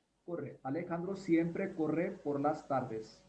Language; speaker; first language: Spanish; non-native, fluent; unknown